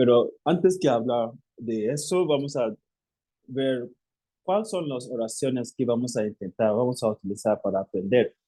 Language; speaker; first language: Spanish; non-native, fluent; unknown